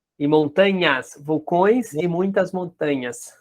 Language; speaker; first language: Portuguese; native; Portuguese